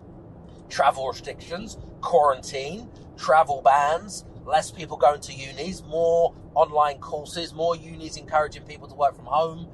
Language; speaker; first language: English; native; English